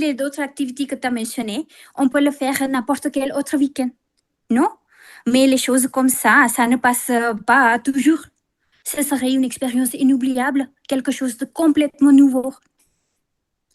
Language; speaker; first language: French; non-native, fluent; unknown